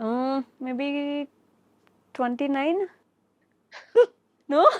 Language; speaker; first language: Telugu; native; Telugu